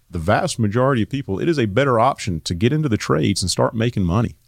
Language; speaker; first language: English; native; English